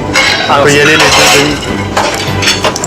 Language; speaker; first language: French; native; French